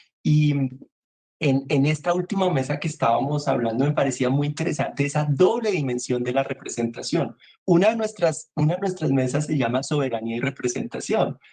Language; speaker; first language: Spanish; native; Spanish